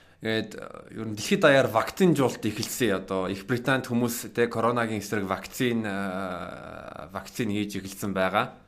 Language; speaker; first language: Mongolian; early bilingual, heritage; Mongolian